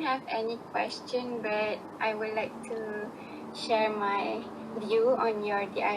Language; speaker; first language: English; non-native, local second language; Malay